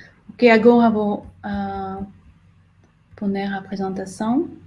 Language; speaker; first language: Portuguese; non-native, learner; French